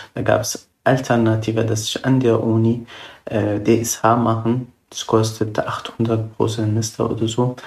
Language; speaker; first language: German; non-native, fluent; Arabic